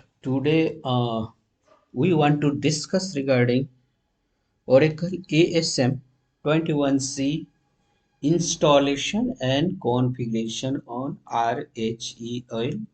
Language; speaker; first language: English; non-native, local second language; Hindi